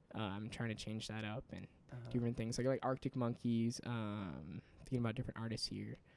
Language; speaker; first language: English; native; English